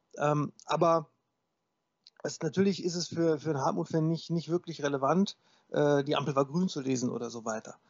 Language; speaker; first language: German; native; German